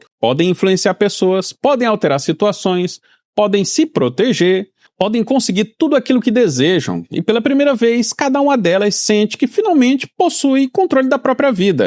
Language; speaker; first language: Portuguese; native; Portuguese